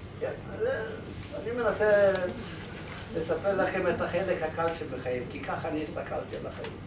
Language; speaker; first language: Hebrew; non-native, fluent; Polish